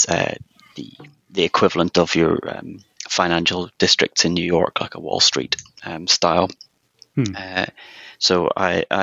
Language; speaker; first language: English; native; English